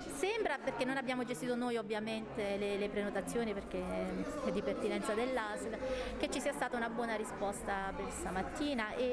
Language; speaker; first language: Italian; native; Italian